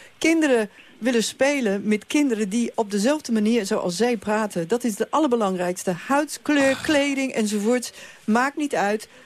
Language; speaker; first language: Dutch; non-native, fluent; English